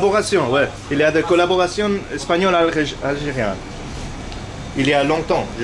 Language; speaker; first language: French; non-native, learner; Spanish